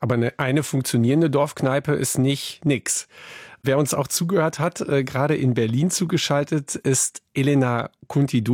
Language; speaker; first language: German; native; German